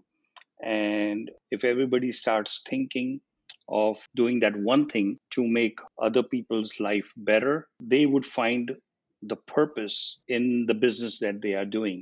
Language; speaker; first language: English; non-native, local second language; Gujarati